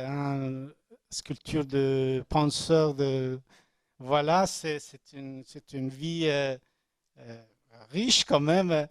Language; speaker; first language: French; non-native, learner; Persian